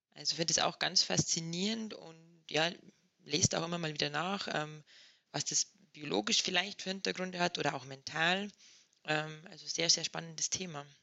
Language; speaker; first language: German; native; German